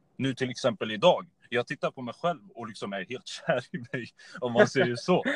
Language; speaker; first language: Swedish; native; Swedish